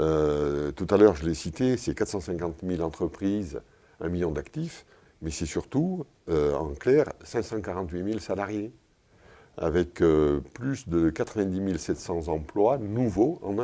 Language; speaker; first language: French; native; French